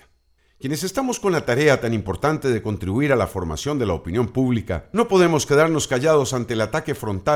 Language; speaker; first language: Spanish; native; Spanish